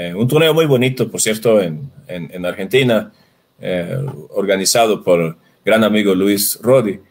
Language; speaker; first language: Spanish; non-native, fluent; Swedish